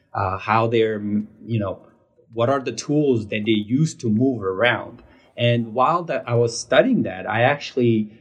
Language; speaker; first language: English; non-native, fluent; Mongolian